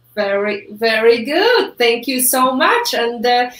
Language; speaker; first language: English; non-native, fluent; Polish